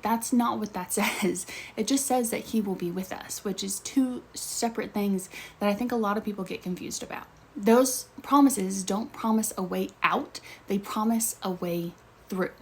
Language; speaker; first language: English; native; English